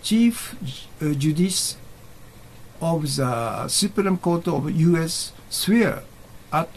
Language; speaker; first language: English; non-native, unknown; Japanese